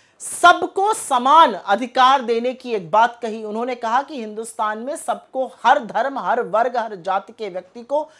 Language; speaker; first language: Hindi; native; Hindi